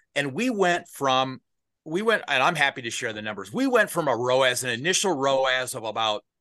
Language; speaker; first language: English; native; English